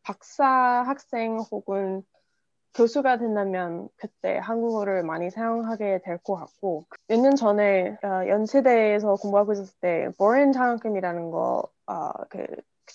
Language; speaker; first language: Korean; non-native, fluent; English